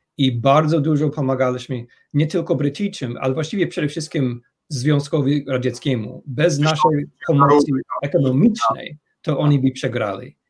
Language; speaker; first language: Polish; non-native, fluent; English